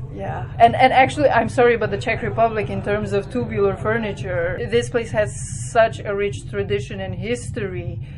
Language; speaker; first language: English; non-native, fluent; Romanian